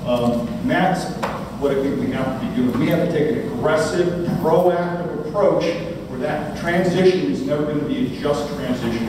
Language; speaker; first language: English; native; English